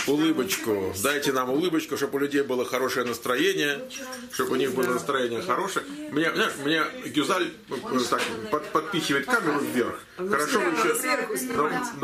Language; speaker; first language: Russian; native; Russian